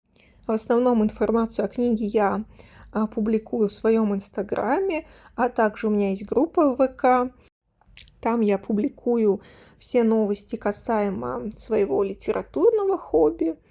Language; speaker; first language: Russian; native; Russian